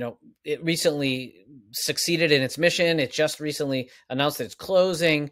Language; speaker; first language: English; native; English